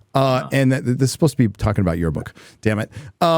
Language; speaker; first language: English; native; English